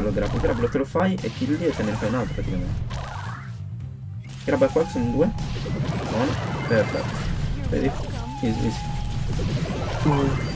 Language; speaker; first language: Italian; native; Italian